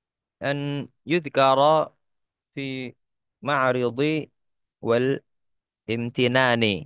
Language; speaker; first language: Arabic; non-native, fluent; Indonesian